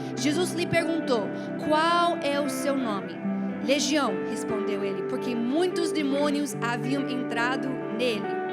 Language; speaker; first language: Portuguese; non-native, fluent; English